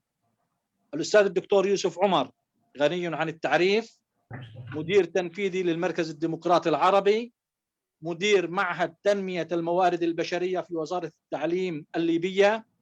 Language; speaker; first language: Arabic; native; Arabic